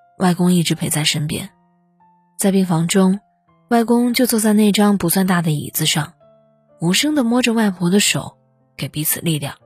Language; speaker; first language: Chinese; native; Chinese